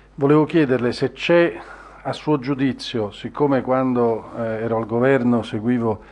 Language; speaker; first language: Italian; native; Italian